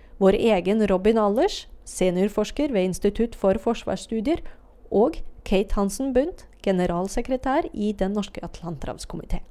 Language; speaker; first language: Norwegian; native; Norwegian